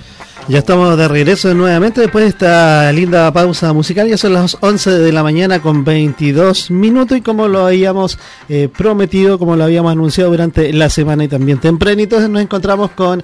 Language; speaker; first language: Spanish; native; Spanish